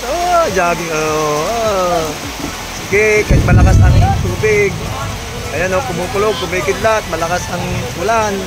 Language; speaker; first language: Filipino; non-native, local second language; Iloko